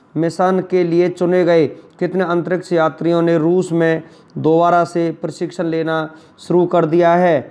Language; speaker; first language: Hindi; native; Hindi